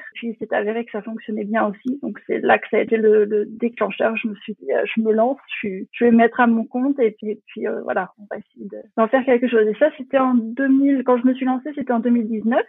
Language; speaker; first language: French; native; French